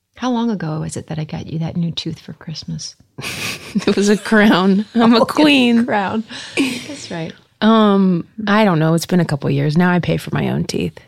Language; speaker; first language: English; native; English